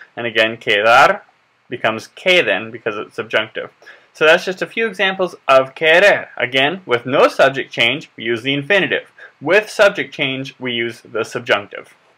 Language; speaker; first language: English; native; English